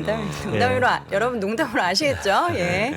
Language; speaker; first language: Korean; native; Korean